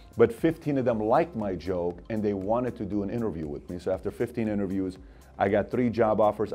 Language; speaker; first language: English; early bilingual, other home language; Armenian